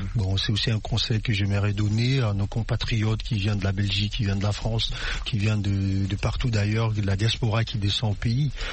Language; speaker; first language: French; non-native, local second language; Lingala